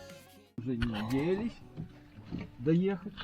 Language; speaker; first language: Russian; native; Russian